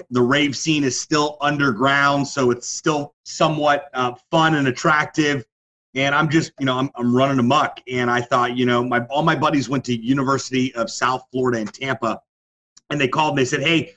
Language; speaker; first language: English; native; English